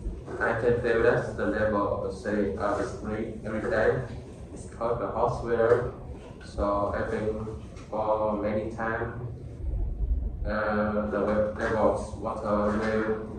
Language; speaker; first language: English; non-native, learner; Vietnamese